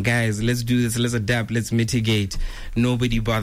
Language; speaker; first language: English; non-native, local second language; Tswana